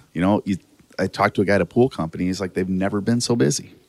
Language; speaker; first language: English; native; English